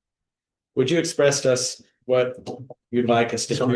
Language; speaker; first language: English; native; English